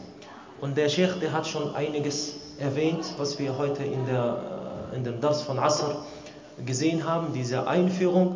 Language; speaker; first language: German; early bilingual, other home language; Arabic